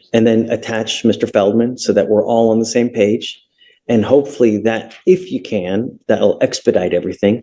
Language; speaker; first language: English; native; English